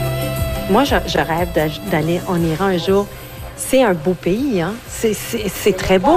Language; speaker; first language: French; native; French